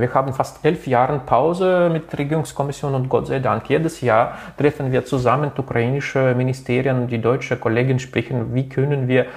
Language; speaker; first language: German; non-native, local second language; Russian